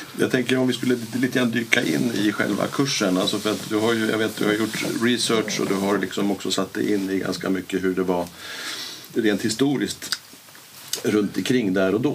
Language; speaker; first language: Swedish; native; Swedish